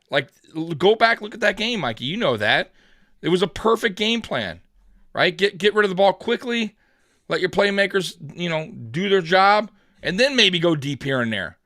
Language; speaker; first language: English; native; English